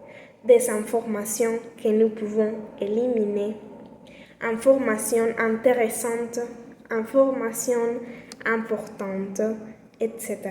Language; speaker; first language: French; non-native, learner; Spanish